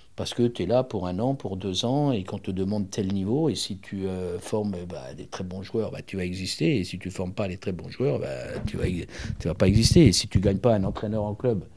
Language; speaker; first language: French; native; French